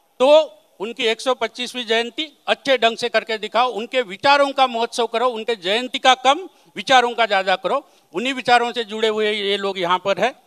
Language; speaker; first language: Hindi; non-native, local second language; Marathi